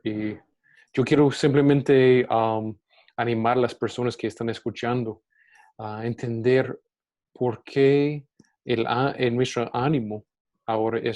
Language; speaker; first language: Spanish; non-native, fluent; English